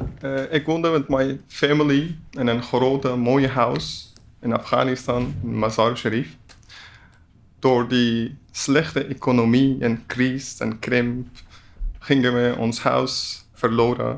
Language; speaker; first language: Dutch; non-native, learner; Persian